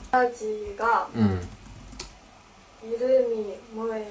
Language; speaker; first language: Korean; non-native, learner; Japanese